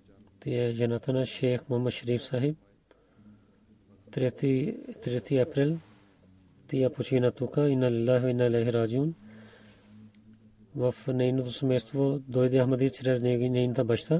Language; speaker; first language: Bulgarian; non-native, fluent; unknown